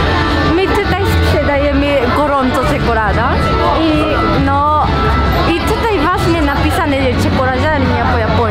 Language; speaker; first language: Polish; non-native, learner; Japanese